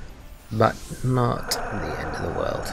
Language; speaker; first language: English; native; English